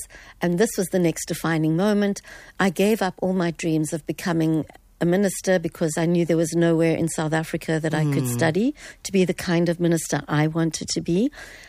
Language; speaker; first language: English; native; English